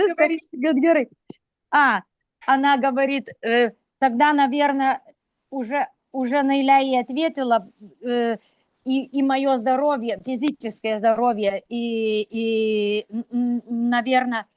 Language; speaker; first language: Russian; non-native, local second language; Lithuanian